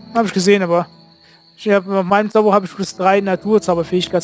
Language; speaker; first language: German; native; German